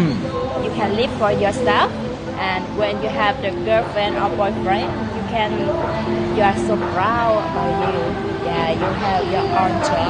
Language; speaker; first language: English; non-native, learner; Vietnamese